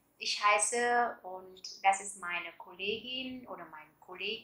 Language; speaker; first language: German; non-native, fluent; Vietnamese